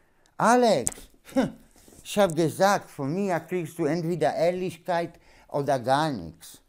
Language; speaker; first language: German; non-native, learner; Polish